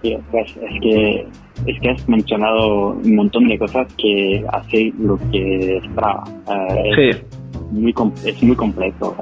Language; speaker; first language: Spanish; non-native, fluent; French